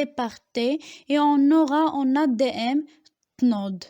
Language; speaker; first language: French; non-native, local second language; Arabic